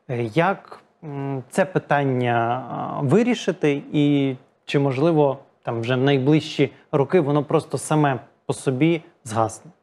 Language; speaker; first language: Ukrainian; native; Ukrainian